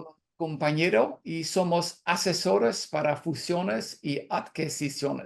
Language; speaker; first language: Spanish; non-native, learner; Dutch